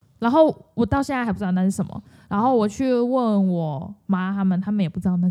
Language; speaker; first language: Chinese; native; Chinese